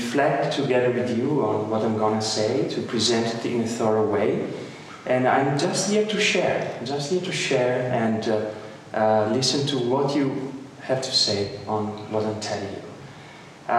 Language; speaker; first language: English; non-native, fluent; Italian